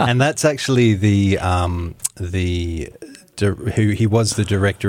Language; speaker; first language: English; native; English